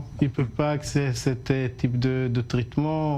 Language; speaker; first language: French; non-native, learner; Hebrew